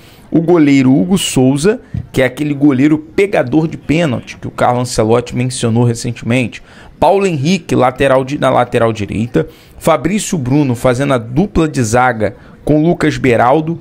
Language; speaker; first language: Portuguese; native; Portuguese